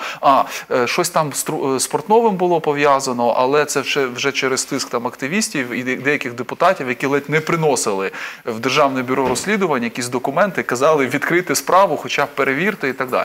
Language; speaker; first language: Ukrainian; native; Ukrainian